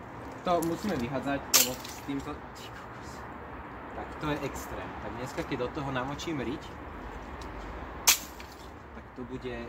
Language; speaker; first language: Slovak; native; Slovak